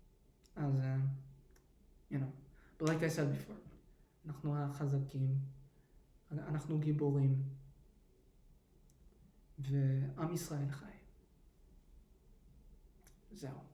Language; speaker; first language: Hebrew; early bilingual, heritage; English